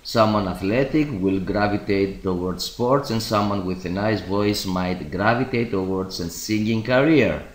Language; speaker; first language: English; non-native, fluent; Greek